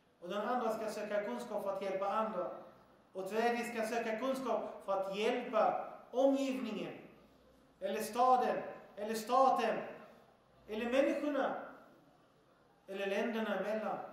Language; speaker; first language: Swedish; early bilingual, other home language; Arabic